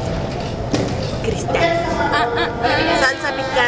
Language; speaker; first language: Spanish; native; Spanish